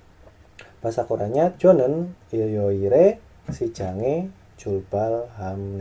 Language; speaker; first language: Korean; non-native, fluent; Indonesian